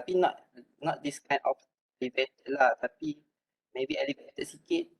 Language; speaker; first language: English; non-native, local second language; Malay